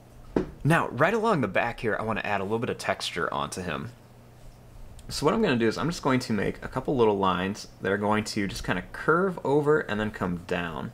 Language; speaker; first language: English; native; English